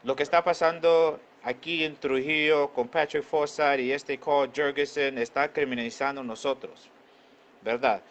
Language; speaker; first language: Spanish; non-native, local second language; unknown